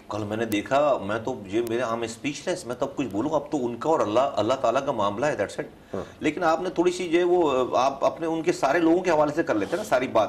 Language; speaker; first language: Urdu; native; Urdu